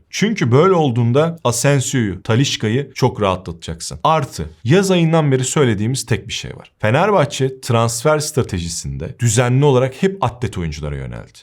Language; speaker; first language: Turkish; native; Turkish